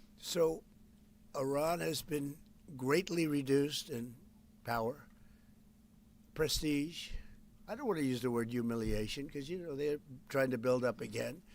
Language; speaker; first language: English; native; English